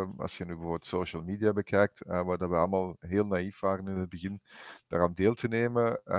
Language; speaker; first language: Dutch; native; Dutch